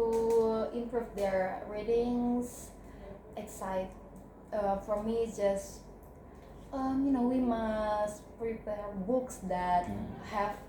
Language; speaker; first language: English; non-native, learner; Indonesian